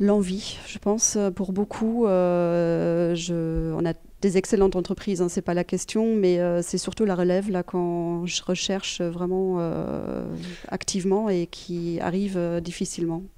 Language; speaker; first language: French; non-native, fluent; German